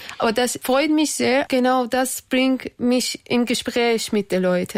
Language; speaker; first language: German; non-native, learner; Persian